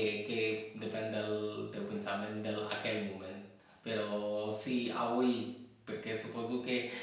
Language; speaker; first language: Catalan; non-native, fluent; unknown